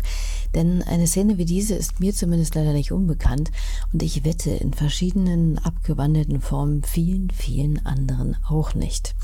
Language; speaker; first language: German; native; German